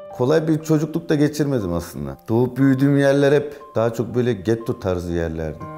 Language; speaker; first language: Turkish; early bilingual, heritage; Turkish